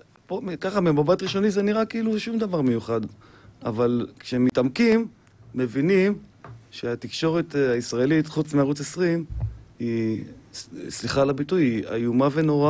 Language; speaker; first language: Hebrew; native; Hebrew